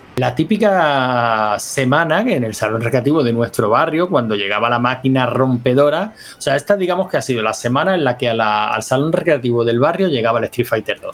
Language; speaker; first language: Spanish; native; Spanish